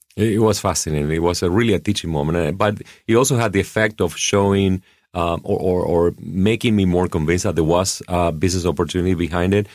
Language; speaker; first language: English; non-native, fluent; Spanish